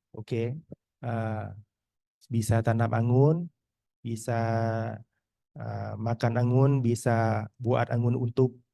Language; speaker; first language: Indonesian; non-native, learner; Thai